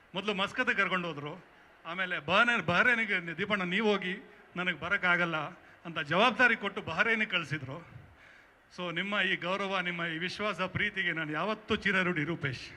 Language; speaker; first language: Kannada; non-native, local second language; Tulu